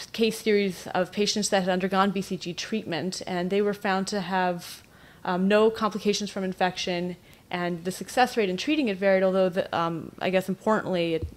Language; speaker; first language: English; native; English